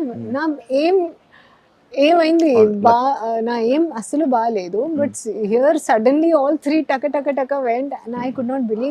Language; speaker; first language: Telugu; non-native, learner; Hindi